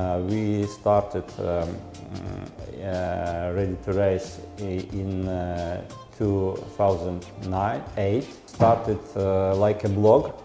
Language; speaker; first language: English; non-native, learner; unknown